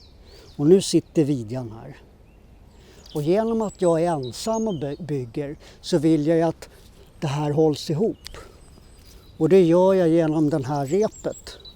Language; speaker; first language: Swedish; native; Swedish